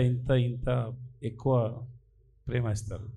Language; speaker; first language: Telugu; non-native, learner; Tamil